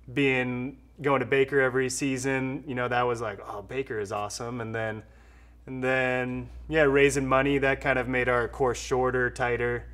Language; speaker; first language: English; native; English